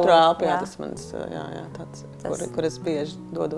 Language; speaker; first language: Latvian; native; Latvian